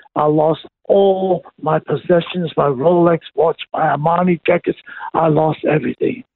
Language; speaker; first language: English; non-native, local second language; Cantonese